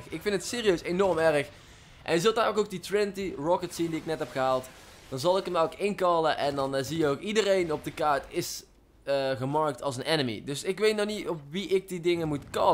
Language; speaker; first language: Dutch; native; Dutch